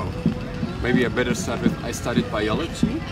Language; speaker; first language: English; non-native, fluent; German